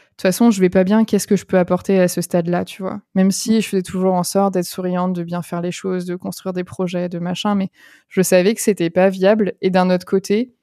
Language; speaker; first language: French; native; French